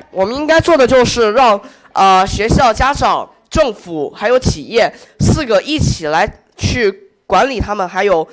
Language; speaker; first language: Chinese; native; Chinese